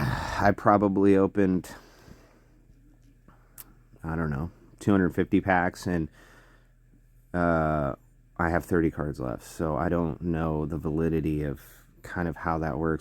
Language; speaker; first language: English; native; English